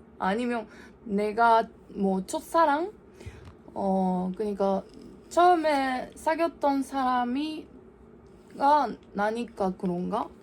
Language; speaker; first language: Korean; non-native, learner; Japanese